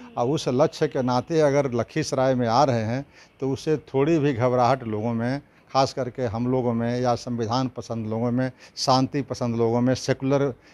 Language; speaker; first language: Hindi; native; Hindi